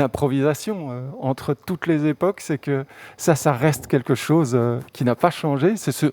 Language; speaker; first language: French; native; French